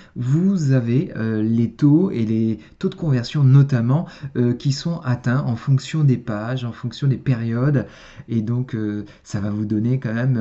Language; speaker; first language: French; native; French